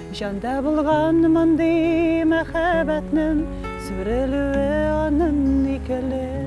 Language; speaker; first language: Tatar; non-native, local second language; Russian